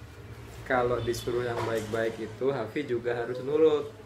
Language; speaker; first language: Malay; non-native, local second language; Javanese